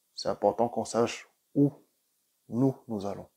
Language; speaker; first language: French; native; French